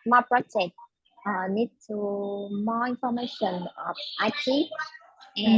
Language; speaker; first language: English; non-native, learner; Vietnamese